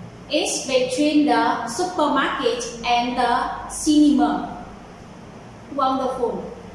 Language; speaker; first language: English; non-native, fluent; Vietnamese